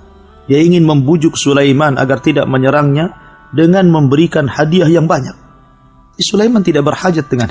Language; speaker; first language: Indonesian; native; Indonesian